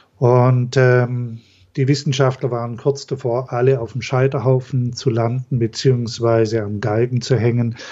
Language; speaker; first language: German; native; German